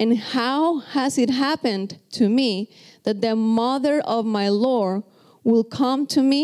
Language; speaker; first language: English; non-native, fluent; Spanish